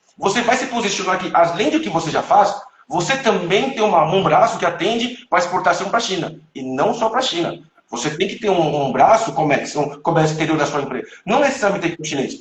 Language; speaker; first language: Portuguese; non-native, fluent; Chinese